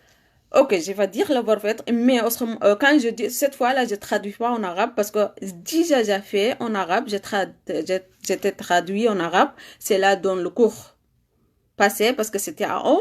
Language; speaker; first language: French; non-native, learner; Arabic